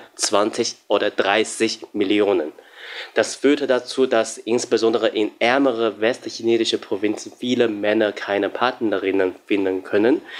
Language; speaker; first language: German; non-native, fluent; Chinese